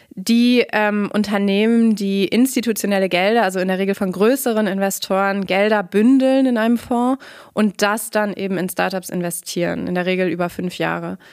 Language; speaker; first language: German; native; German